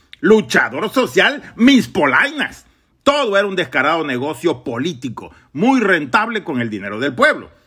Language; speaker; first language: Spanish; native; Spanish